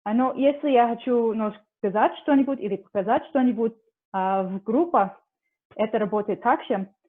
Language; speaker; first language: Russian; non-native, learner; English